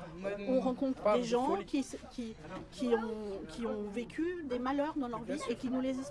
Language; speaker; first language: French; native; French